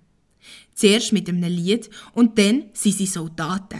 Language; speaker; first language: German; native; German